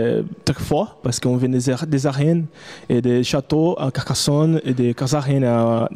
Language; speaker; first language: French; non-native, fluent; Portuguese